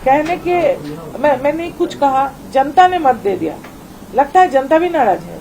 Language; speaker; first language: Hindi; non-native, local second language; Bangla